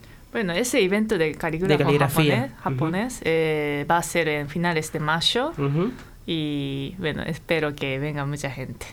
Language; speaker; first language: Spanish; non-native, fluent; Japanese